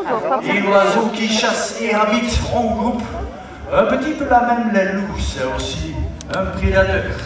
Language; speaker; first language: French; non-native, learner; Dutch